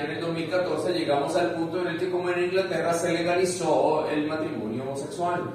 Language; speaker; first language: Spanish; native; Spanish